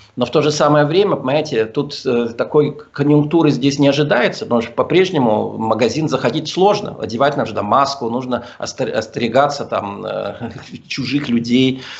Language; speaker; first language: Russian; early bilingual, heritage; Russian